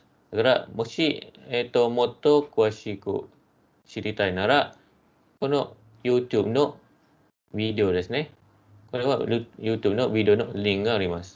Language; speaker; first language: Japanese; non-native, fluent; Malay